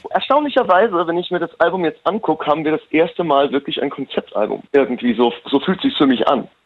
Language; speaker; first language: German; native; German